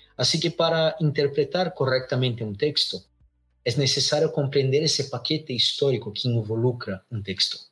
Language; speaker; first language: Spanish; non-native, fluent; Portuguese